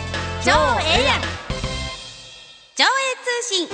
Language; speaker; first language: Japanese; native; Japanese